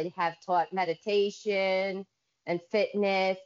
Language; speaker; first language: English; native; English